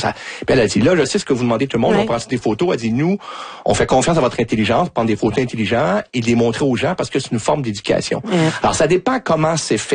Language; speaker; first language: French; native; French